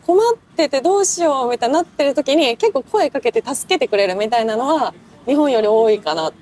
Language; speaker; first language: Japanese; native; Japanese